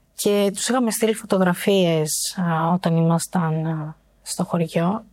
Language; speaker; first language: Greek; early bilingual, other home language; Albanian